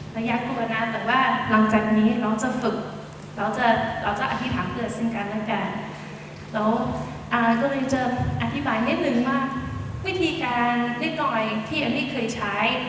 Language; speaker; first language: Thai; non-native, fluent; English